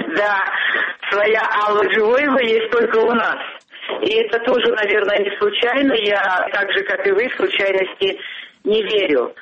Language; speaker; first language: Russian; non-native, local second language; Ossetic